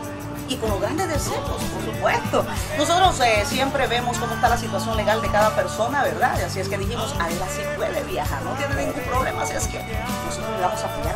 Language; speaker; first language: Spanish; native; Spanish